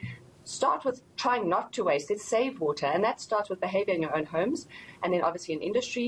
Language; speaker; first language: English; native; English